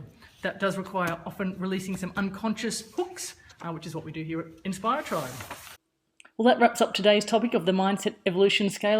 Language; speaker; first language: English; native; English